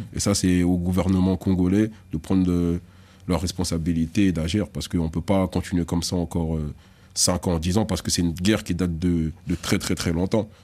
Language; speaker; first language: French; early bilingual, other home language; Lingala